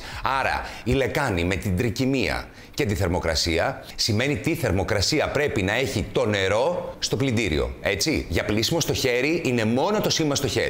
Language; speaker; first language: Greek; native; Greek